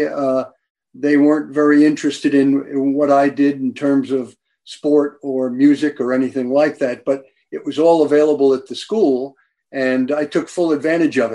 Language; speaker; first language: English; native; English